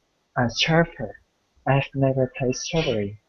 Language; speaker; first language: English; non-native, learner; Vietnamese